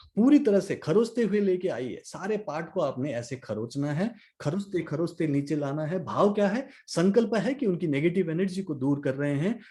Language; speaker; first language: Hindi; non-native, local second language; Nepali